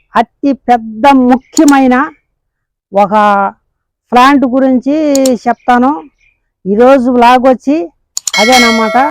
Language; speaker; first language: Telugu; native; Telugu